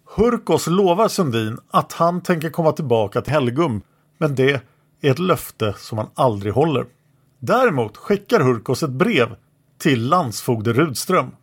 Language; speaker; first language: Swedish; native; Swedish